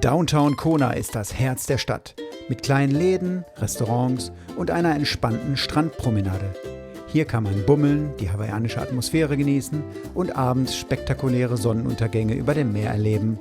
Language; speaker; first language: German; native; German